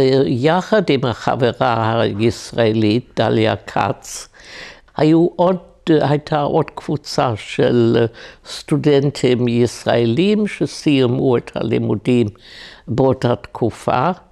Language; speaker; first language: Hebrew; non-native, fluent; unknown